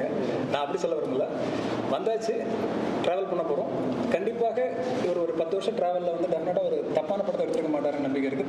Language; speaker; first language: Tamil; native; Tamil